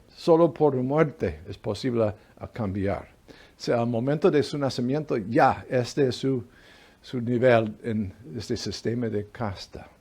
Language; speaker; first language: Spanish; non-native, fluent; English